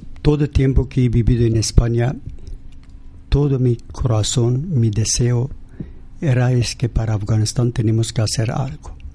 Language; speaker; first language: Spanish; non-native, learner; Persian